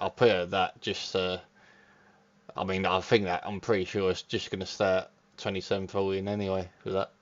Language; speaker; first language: English; native; English